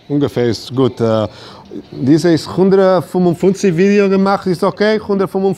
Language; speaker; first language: German; non-native, learner; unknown